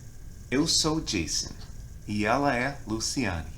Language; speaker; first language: Portuguese; non-native, fluent; English